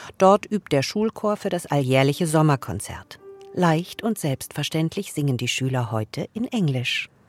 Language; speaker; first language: German; native; German